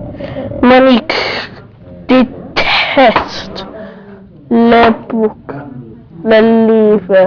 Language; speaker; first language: French; non-native, learner; English